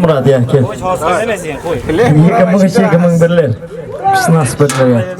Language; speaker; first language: Kazakh; native; Kazakh